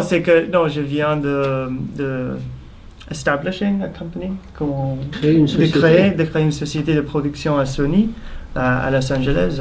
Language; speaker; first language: French; non-native, fluent; English